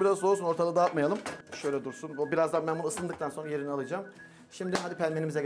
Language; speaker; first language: Turkish; native; Turkish